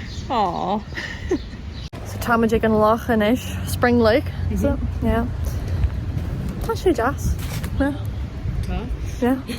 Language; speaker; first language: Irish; non-native, learner; English